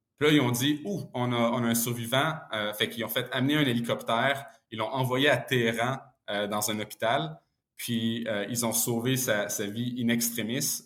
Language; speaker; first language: French; early bilingual, other home language; Bosnian